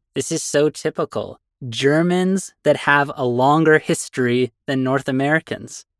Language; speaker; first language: English; native; English